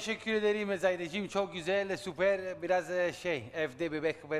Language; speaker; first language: Turkish; non-native, learner; Italian